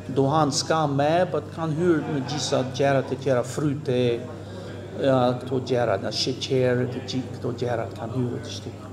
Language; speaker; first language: Albanian; early bilingual, heritage; Albanian